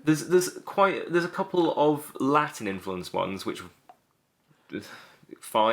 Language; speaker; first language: English; native; English